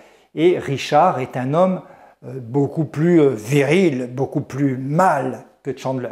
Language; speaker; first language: French; native; French